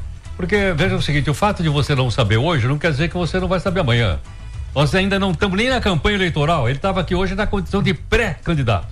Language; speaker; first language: Portuguese; native; Portuguese